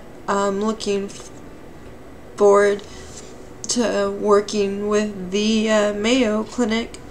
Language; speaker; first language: English; native; English